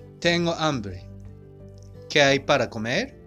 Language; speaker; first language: Spanish; non-native, fluent; Japanese